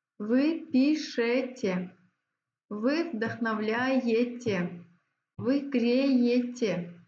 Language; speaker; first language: Russian; non-native, fluent; Azerbaijani